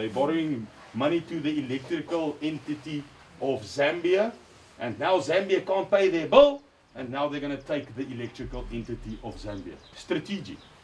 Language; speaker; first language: English; non-native, local second language; Afrikaans